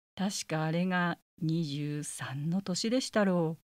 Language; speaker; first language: Japanese; native; Japanese